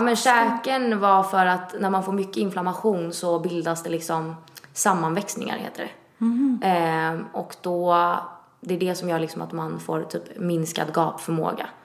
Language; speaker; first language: Swedish; early bilingual, other home language; Italian